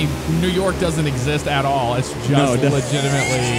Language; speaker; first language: English; native; English